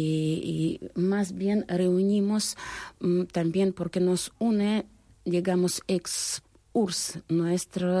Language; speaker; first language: Spanish; non-native, fluent; Russian